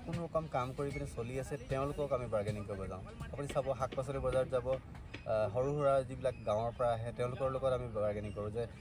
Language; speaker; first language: Assamese; native; Assamese